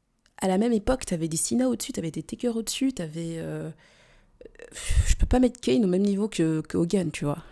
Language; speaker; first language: French; native; French